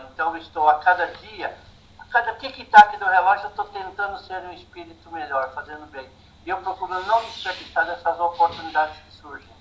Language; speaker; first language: Portuguese; native; Portuguese